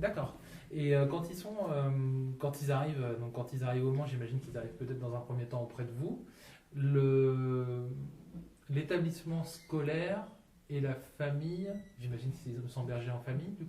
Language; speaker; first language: French; native; French